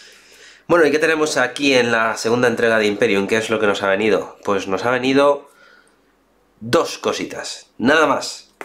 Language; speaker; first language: Spanish; native; Spanish